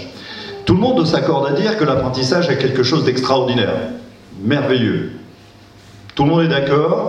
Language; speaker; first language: French; native; French